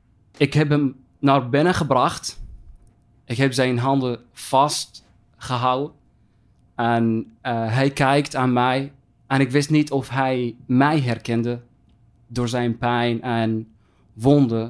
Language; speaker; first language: Dutch; non-native, fluent; Arabic